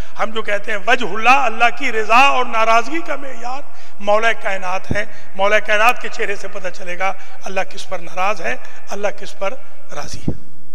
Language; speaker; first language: Urdu; native; Urdu